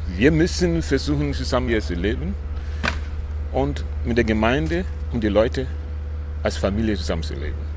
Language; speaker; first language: German; non-native, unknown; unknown